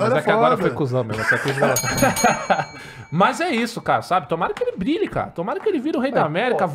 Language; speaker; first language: Portuguese; native; Portuguese